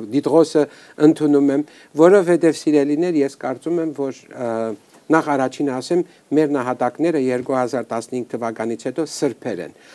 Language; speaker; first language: Armenian; early bilingual, heritage; Armenian